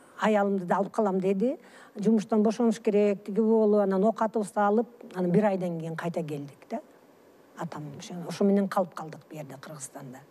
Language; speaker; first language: Kyrgyz; early bilingual, other home language; Russian